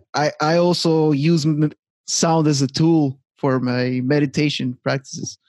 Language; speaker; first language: English; native; English